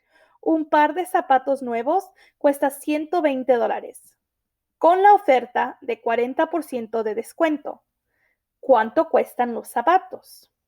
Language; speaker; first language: Spanish; early bilingual, heritage; Spanish